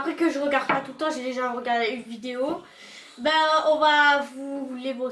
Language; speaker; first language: French; native; French